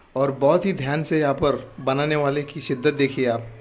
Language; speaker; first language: Hindi; non-native, local second language; Marathi